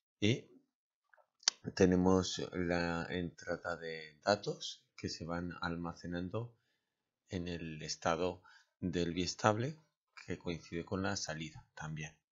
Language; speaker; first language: Spanish; native; Spanish